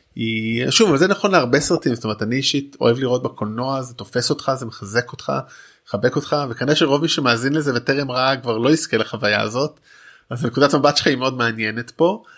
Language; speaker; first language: Hebrew; native; Hebrew